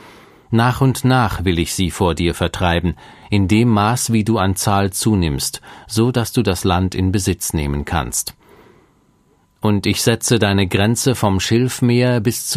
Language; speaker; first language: German; native; German